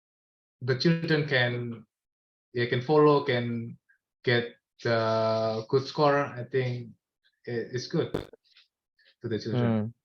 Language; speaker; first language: English; non-native, learner; Indonesian